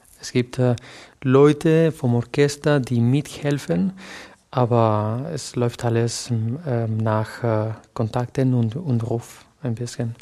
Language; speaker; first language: German; non-native, fluent; Catalan